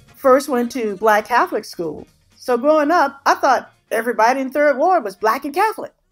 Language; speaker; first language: English; native; English